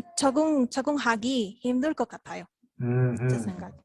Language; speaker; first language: Korean; non-native, learner; Spanish